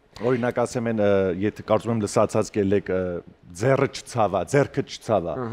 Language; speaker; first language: Armenian; early bilingual, heritage; Armenian